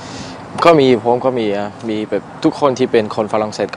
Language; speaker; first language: Thai; non-native, learner; French